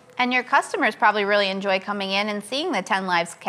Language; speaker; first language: English; native; English